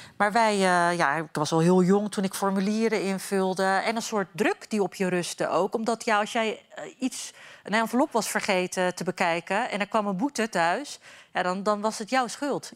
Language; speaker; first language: Dutch; early bilingual, other home language; Turkish